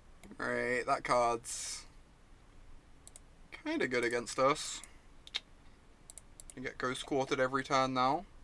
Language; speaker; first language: English; native; English